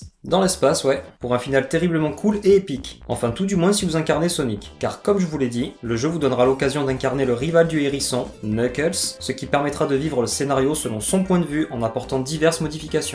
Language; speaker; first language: French; native; French